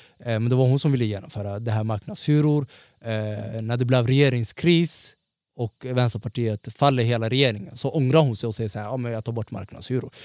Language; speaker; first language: Swedish; early bilingual, other home language; Somali